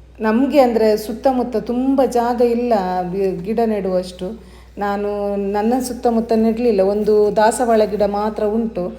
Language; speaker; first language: Kannada; non-native, local second language; Tulu